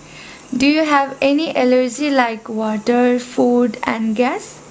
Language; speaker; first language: English; non-native, learner; Nepali